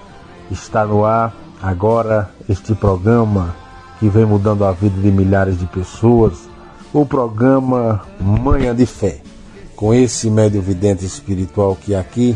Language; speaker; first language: Portuguese; native; Portuguese